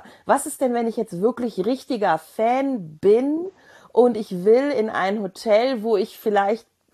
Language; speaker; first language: German; native; German